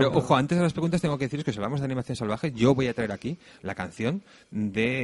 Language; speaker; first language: Spanish; native; Spanish